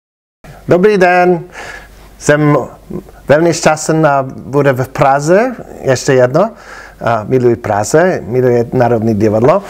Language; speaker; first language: Czech; non-native, learner; English